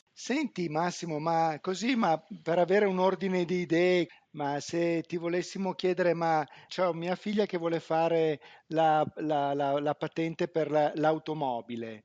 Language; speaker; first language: Italian; native; Italian